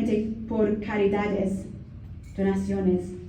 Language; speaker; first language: Spanish; non-native, learner; English